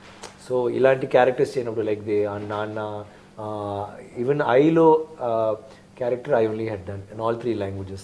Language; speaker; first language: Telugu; non-native, local second language; Tamil